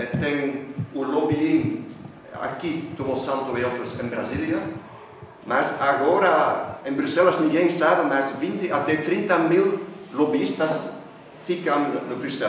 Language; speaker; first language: Portuguese; non-native, fluent; Dutch